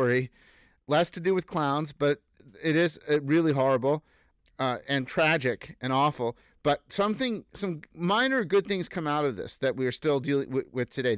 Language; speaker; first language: English; native; English